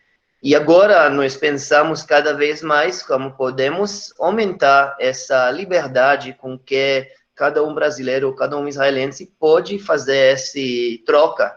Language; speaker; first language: Portuguese; non-native, fluent; Hebrew